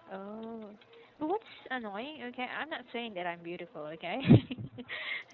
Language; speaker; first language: English; non-native, local second language; Filipino